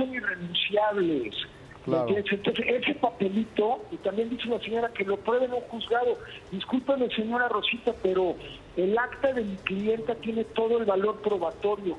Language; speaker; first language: Spanish; native; Spanish